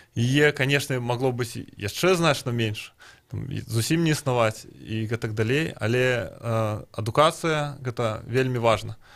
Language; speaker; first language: Belarusian; non-native, local second language; Russian